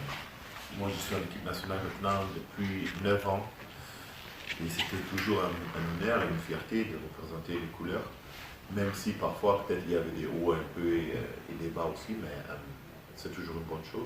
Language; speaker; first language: French; early bilingual, heritage; German